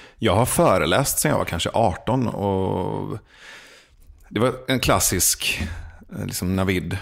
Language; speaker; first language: Swedish; early bilingual, other home language; Persian